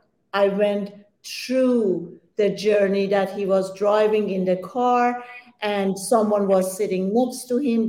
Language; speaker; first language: English; non-native, fluent; Persian